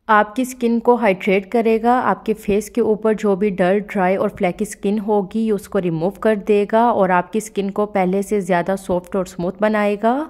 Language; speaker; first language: Urdu; native; Urdu